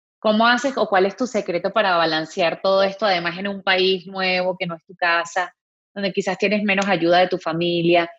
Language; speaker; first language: Spanish; native; Spanish